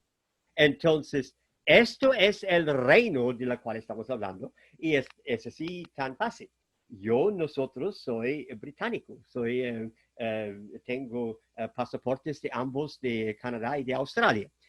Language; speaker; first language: Spanish; non-native, fluent; German